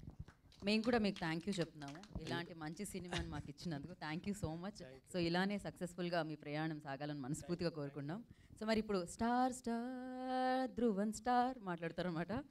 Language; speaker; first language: Telugu; native; Telugu